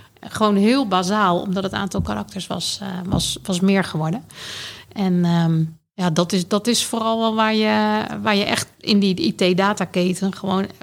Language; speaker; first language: Dutch; native; Dutch